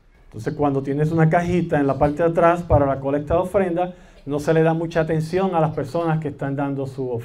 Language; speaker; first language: Spanish; native; Spanish